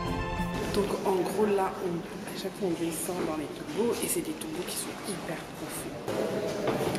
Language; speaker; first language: French; native; French